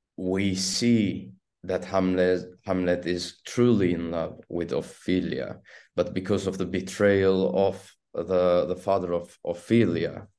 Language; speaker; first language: English; non-native, fluent; Turkish